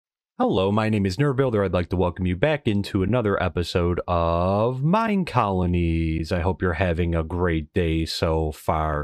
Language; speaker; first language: English; native; English